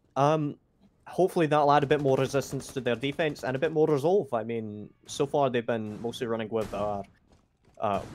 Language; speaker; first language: English; native; English